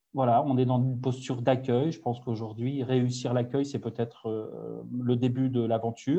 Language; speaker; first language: French; native; French